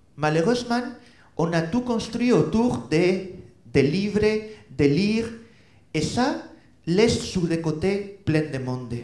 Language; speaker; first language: French; non-native, fluent; Spanish